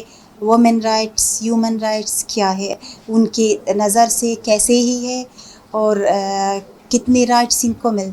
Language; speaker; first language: Hindi; non-native, fluent; Punjabi